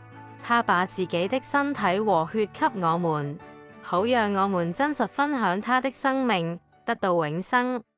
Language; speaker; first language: Chinese; native; Chinese